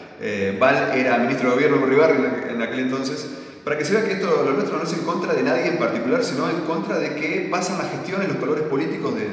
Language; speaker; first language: Spanish; native; Spanish